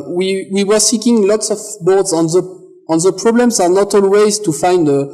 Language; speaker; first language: English; non-native, fluent; French